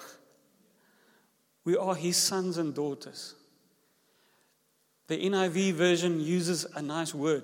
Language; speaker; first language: English; non-native, local second language; Afrikaans